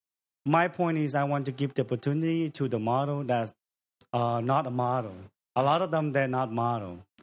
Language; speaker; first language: English; non-native, learner; Vietnamese